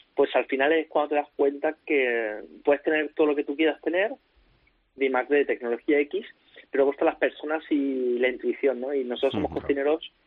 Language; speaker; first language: Spanish; native; Spanish